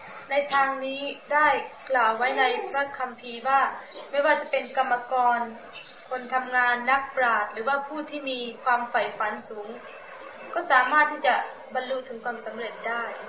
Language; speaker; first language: Thai; native; Thai